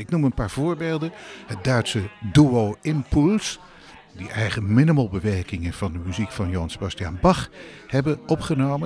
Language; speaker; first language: Dutch; native; Dutch